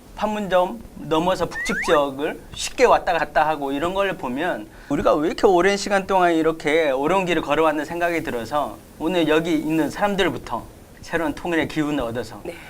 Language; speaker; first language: Korean; native; Korean